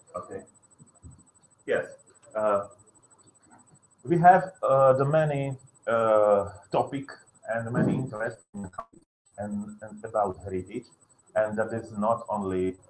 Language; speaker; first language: English; non-native, learner; Slovak